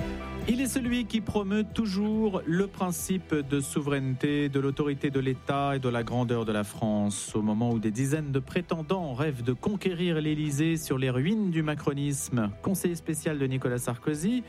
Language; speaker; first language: French; native; French